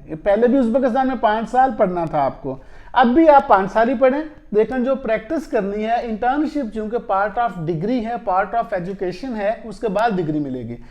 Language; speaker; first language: Urdu; non-native, local second language; Punjabi